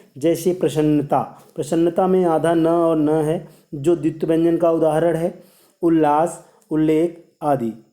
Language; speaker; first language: Hindi; native; Hindi